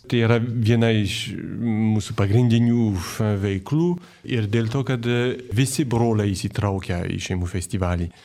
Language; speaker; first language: Lithuanian; non-native, fluent; French